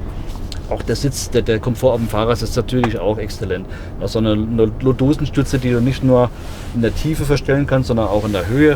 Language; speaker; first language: German; native; German